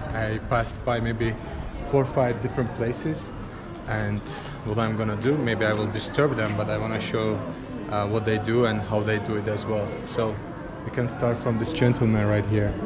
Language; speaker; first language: English; non-native, fluent; Azerbaijani